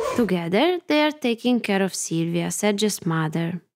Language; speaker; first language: English; non-native, fluent; Romanian